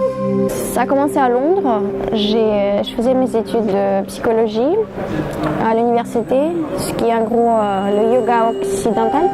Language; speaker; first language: French; non-native, fluent; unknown